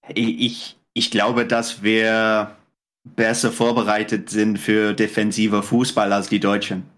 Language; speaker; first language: German; non-native, fluent; English